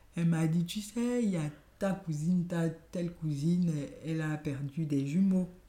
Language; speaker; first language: French; non-native, local second language; Yoruba